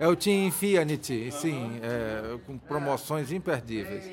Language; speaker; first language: Italian; non-native, learner; Portuguese